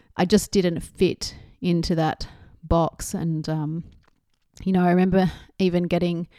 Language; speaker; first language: English; native; English